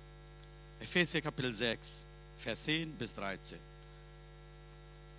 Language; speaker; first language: German; non-native, learner; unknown